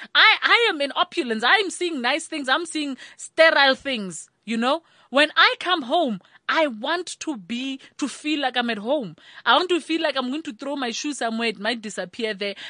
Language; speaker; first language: English; non-native, local second language; Tswana